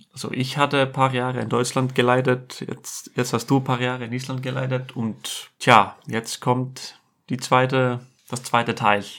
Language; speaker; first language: German; non-native, fluent; Icelandic